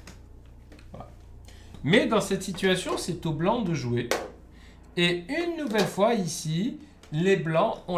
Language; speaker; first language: French; native; French